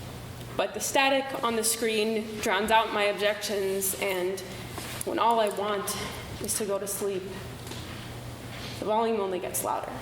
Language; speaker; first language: English; native; English